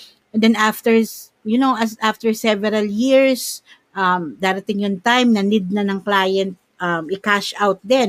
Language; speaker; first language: English; non-native, local second language; Filipino